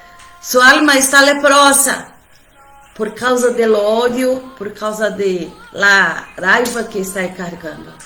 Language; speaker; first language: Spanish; non-native, fluent; Portuguese